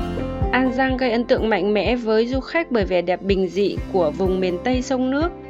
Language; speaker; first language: Vietnamese; native; Vietnamese